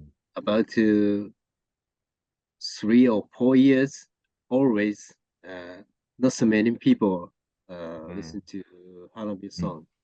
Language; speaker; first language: English; non-native, learner; Japanese